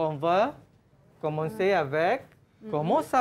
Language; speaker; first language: French; non-native, fluent; Malay